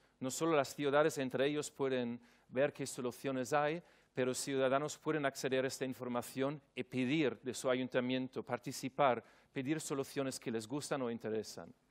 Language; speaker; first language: Spanish; non-native, fluent; German